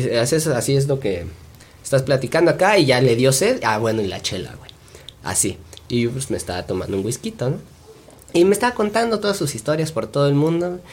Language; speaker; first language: Spanish; native; Spanish